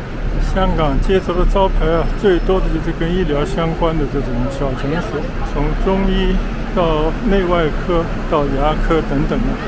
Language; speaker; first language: Chinese; native; Chinese